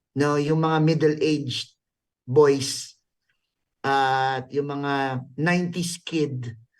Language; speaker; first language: Filipino; native; Filipino